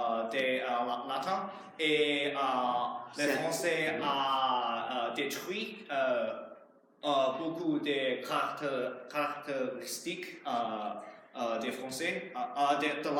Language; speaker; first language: French; non-native, learner; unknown